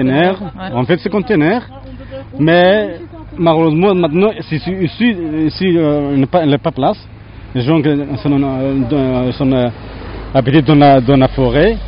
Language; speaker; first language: French; non-native, learner; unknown